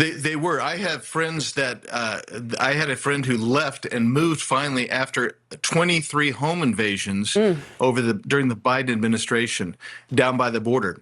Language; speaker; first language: English; native; English